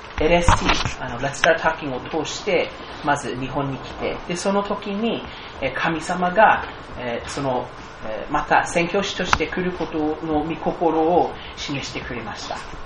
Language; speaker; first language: Japanese; non-native, fluent; English